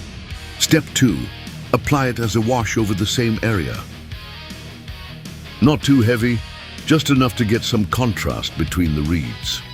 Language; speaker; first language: English; native; English